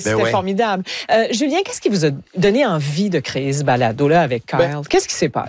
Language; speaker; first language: French; native; French